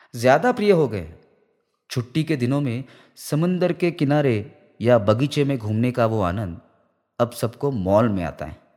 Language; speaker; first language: Hindi; non-native, local second language; Marathi